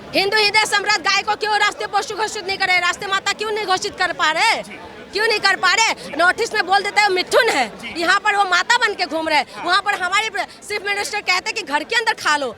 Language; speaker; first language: Hindi; non-native, local second language; Assamese